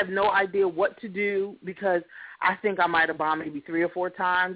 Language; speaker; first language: English; native; English